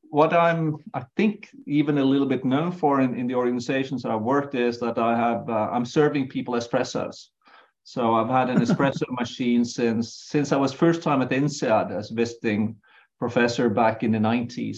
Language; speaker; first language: English; non-native, fluent; Norwegian